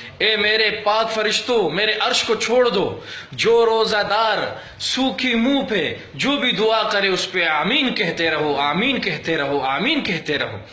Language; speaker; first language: Urdu; non-native, local second language; Pashto